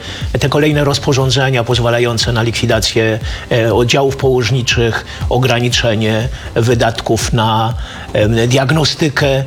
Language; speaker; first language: Polish; native; Polish